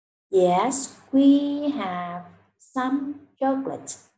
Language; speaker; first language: English; non-native, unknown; Vietnamese